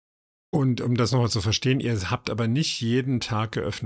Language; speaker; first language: German; native; German